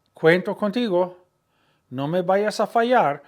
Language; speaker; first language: Spanish; non-native, fluent; English